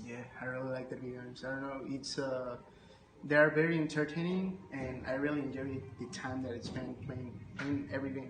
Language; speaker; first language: English; non-native, learner; Spanish